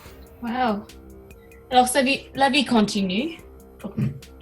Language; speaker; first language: French; non-native, learner; English